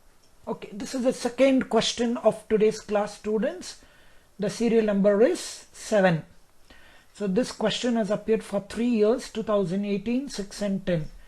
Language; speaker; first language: English; non-native, local second language; Kannada